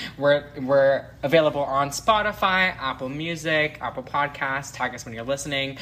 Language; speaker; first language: English; native; English